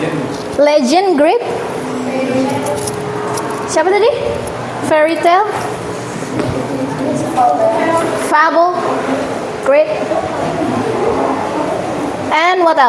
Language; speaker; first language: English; non-native, learner; Indonesian